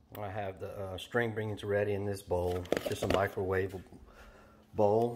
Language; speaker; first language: English; native; English